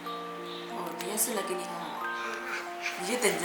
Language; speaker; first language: Chinese; native; Chinese